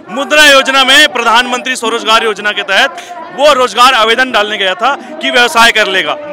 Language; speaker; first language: Hindi; native; Hindi